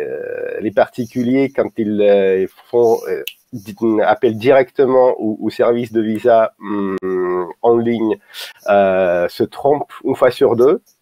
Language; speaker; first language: French; non-native, fluent; Russian